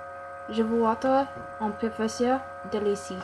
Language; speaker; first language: French; non-native, learner; English